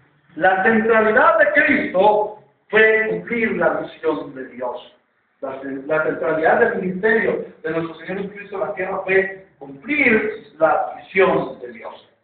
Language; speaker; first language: Spanish; native; Spanish